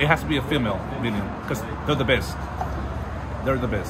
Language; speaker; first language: English; early bilingual, other home language; Spanish